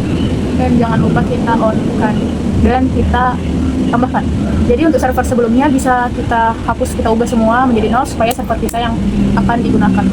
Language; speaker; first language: Indonesian; native; Indonesian